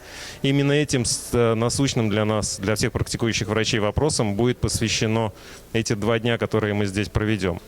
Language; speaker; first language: Russian; native; Russian